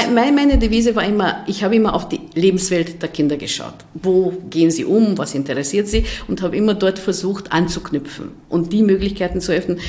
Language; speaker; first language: German; non-native, fluent; Hungarian